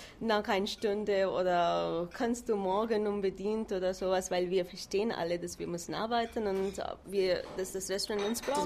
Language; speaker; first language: German; non-native, fluent; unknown